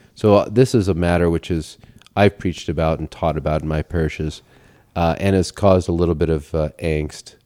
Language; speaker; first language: English; native; English